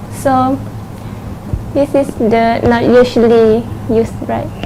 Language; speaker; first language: English; non-native, learner; Thai